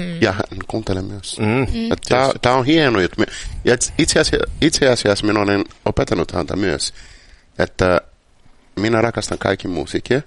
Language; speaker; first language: Finnish; non-native, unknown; Portuguese